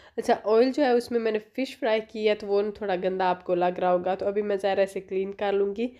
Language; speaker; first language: Urdu; native; Urdu